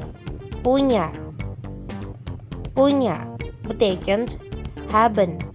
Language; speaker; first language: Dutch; non-native, fluent; Indonesian